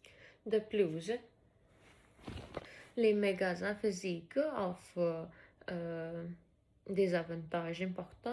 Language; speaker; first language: French; non-native, learner; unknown